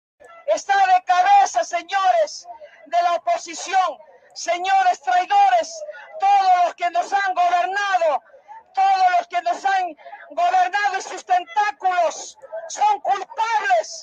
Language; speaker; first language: Spanish; native; Spanish